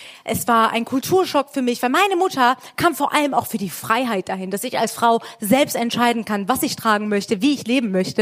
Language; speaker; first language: German; early bilingual, other home language; Persian